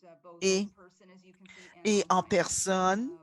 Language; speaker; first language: French; non-native, fluent; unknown